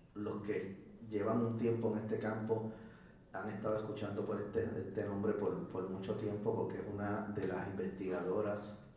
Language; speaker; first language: Spanish; native; Spanish